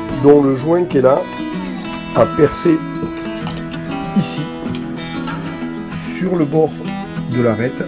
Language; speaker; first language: French; native; French